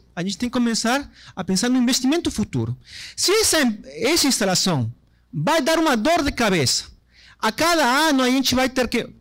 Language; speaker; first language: Portuguese; non-native, fluent; Spanish